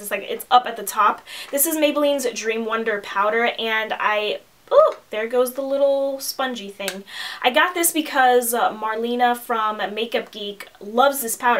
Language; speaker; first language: English; native; English